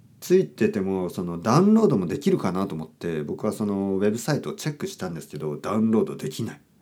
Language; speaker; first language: Japanese; native; Japanese